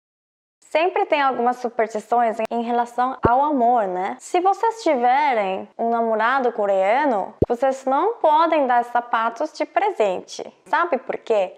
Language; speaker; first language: Portuguese; non-native, fluent; Korean